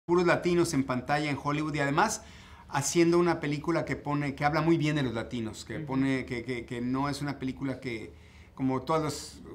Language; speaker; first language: Spanish; native; Spanish